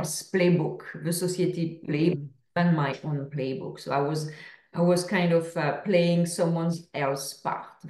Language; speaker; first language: English; non-native, fluent; French